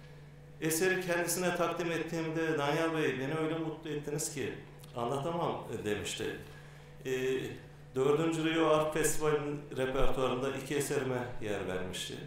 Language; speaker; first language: Turkish; native; Turkish